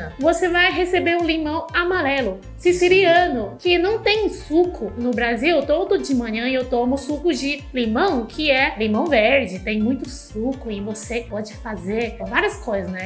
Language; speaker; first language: Portuguese; non-native, learner; Chinese